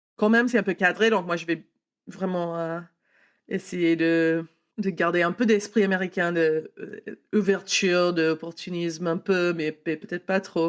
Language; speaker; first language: French; non-native, fluent; English